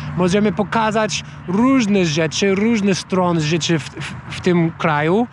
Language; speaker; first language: Polish; non-native, learner; English